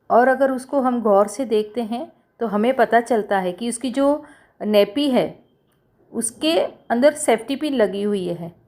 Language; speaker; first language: Hindi; non-native, local second language; Marathi